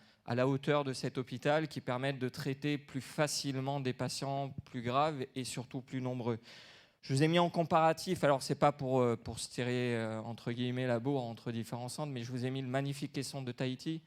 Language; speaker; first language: French; native; French